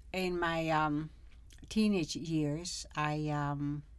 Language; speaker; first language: English; early bilingual, other home language; Spanish